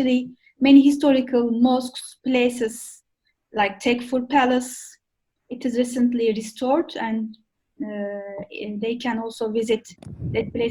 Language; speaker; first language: English; non-native, fluent; Turkish